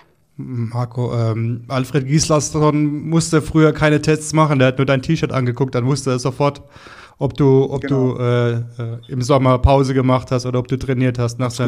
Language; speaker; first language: German; native; German